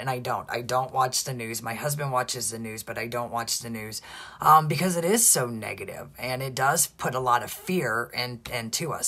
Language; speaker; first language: English; native; English